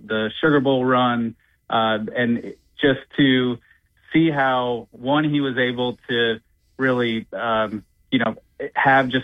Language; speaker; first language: English; native; English